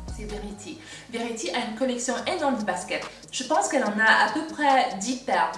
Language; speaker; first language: French; non-native, fluent; English